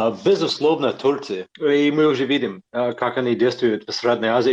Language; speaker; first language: Russian; non-native, fluent; English